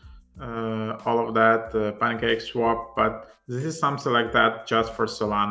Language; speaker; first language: English; non-native, fluent; Ukrainian